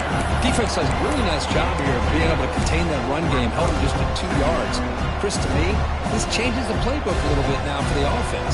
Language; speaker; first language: English; native; English